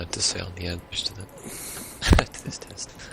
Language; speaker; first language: English; native; English